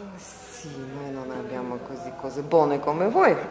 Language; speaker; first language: Italian; non-native, learner; Ukrainian